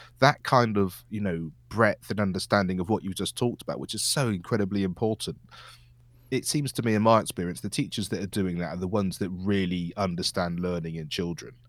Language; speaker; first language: English; native; English